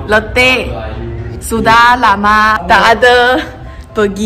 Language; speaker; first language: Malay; non-native, local second language; Chinese